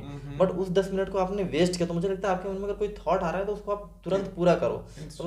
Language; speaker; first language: Hindi; native; Hindi